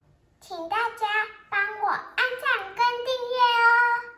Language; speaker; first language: Chinese; early bilingual, heritage; Chinese